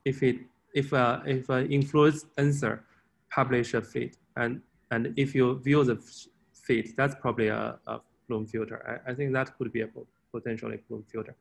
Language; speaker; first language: English; non-native, fluent; Chinese